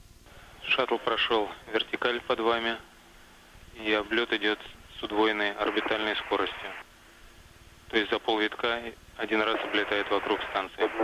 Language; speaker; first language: Russian; native; Russian